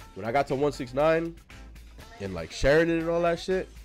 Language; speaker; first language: English; native; English